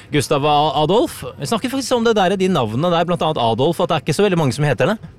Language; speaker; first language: Norwegian; native; Norwegian